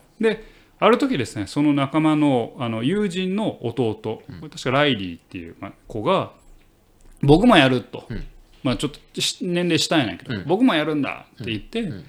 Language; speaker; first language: Japanese; native; Japanese